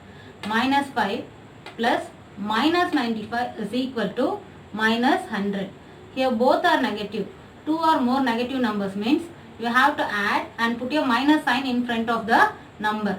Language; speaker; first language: English; non-native, local second language; Tamil